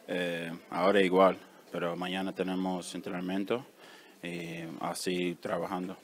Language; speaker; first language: Spanish; non-native, learner; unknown